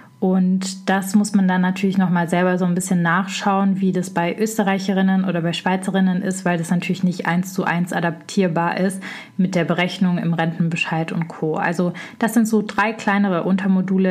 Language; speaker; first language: German; native; German